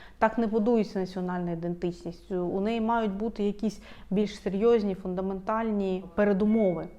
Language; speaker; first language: Ukrainian; non-native, local second language; Russian